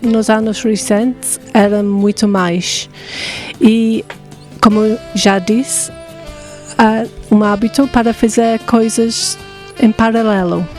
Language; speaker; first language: Portuguese; non-native, fluent; English